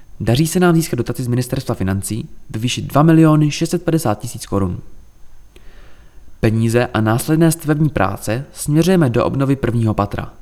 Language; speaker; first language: Czech; native; Czech